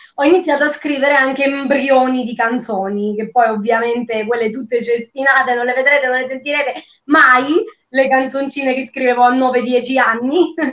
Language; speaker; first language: Italian; native; Italian